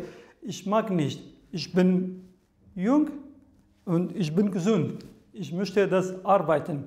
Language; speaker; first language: German; non-native, learner; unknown